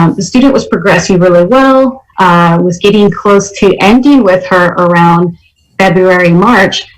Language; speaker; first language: English; native; English